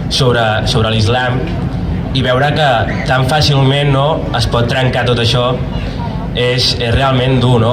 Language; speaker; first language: Catalan; early bilingual, other home language; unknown